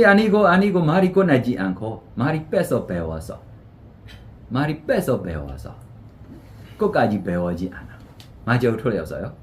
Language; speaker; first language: Korean; non-native, fluent; Burmese